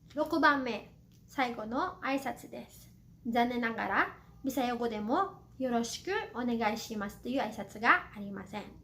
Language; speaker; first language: Japanese; non-native, fluent; Cebuano